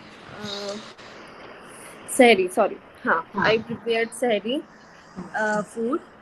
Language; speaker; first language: English; non-native, learner; Hindi